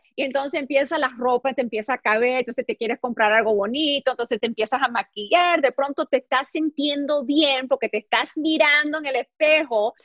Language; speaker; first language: Spanish; early bilingual, heritage; Spanish